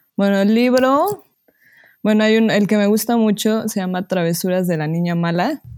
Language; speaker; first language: Spanish; native; Spanish